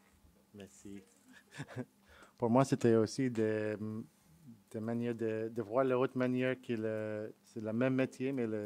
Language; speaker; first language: French; non-native, fluent; English